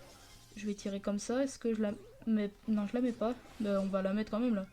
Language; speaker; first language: French; native; French